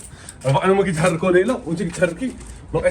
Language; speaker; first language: Arabic; native; Arabic